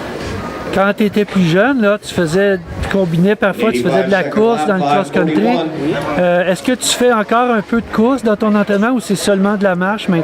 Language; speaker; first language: French; native; French